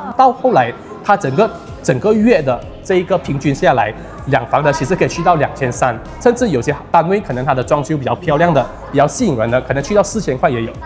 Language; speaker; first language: Chinese; native; Chinese